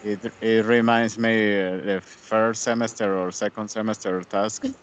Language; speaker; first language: English; non-native, learner; Spanish